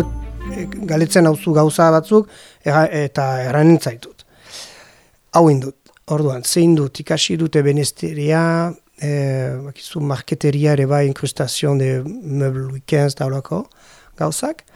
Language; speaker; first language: Basque; non-native, learner; French